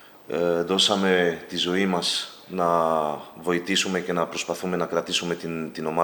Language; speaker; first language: Greek; non-native, learner; Spanish